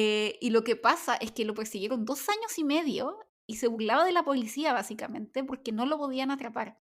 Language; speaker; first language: Spanish; native; Spanish